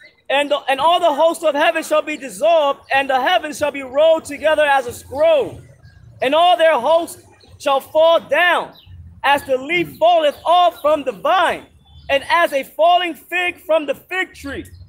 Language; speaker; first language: English; native; English